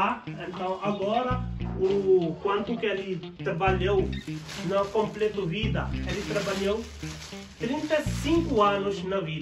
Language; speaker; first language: Portuguese; non-native, learner; Hindi